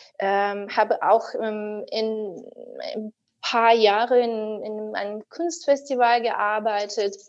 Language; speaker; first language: German; non-native, fluent; Russian